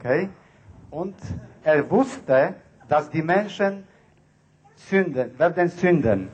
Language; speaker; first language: German; non-native, learner; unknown